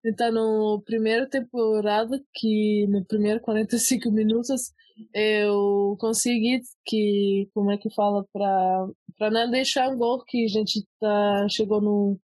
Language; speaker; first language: Portuguese; early bilingual, heritage; Portuguese